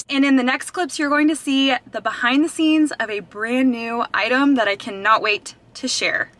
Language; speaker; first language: English; native; English